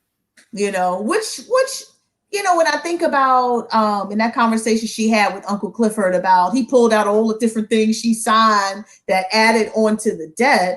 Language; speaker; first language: English; native; English